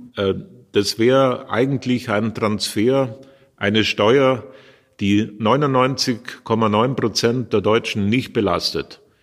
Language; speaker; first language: German; native; German